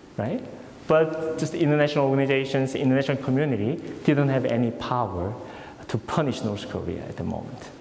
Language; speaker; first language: English; non-native, fluent; Korean